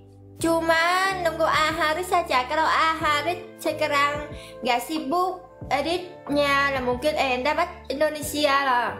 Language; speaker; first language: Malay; non-native, learner; Vietnamese